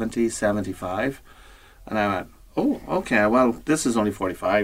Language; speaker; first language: English; native; English